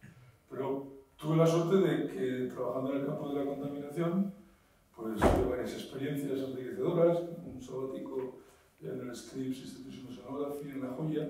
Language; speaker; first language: Spanish; native; Spanish